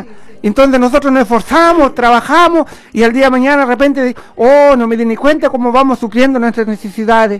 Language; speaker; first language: Spanish; native; Spanish